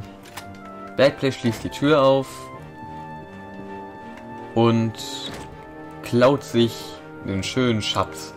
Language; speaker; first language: German; native; German